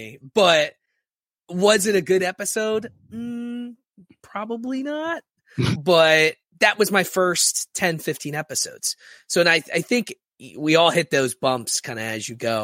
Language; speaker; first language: English; native; English